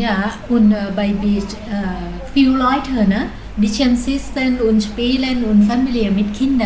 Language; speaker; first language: German; non-native, learner; Thai